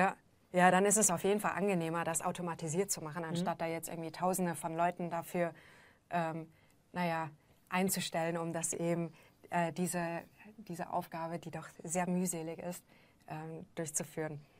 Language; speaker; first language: German; native; German